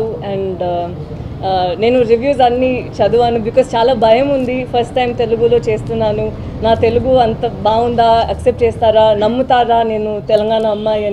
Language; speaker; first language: Telugu; non-native, learner; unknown